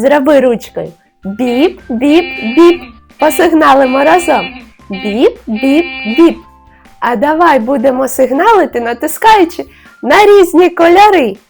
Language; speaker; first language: Ukrainian; native; Ukrainian